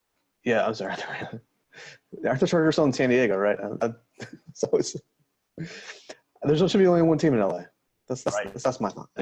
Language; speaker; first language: English; native; English